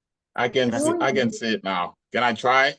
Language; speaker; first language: English; non-native, local second language; Haitian Creole